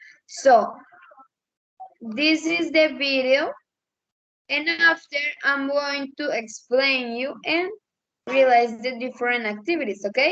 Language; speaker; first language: English; non-native, learner; Spanish